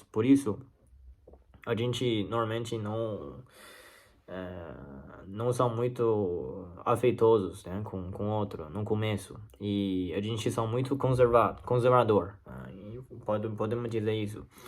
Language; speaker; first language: Portuguese; non-native, learner; Chinese